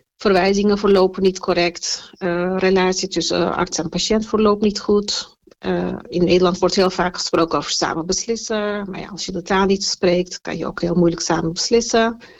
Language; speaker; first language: Dutch; early bilingual, other home language; Turkish